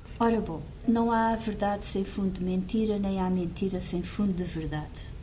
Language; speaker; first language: Portuguese; early bilingual, heritage; Portuguese